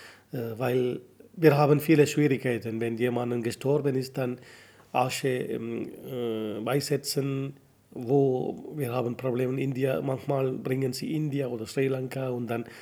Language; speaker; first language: German; non-native, learner; Tamil